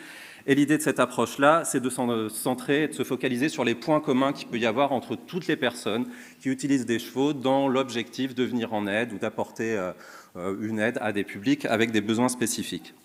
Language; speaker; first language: French; native; French